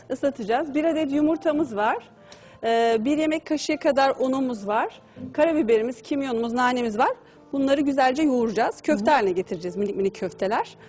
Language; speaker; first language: Turkish; early bilingual, heritage; Turkish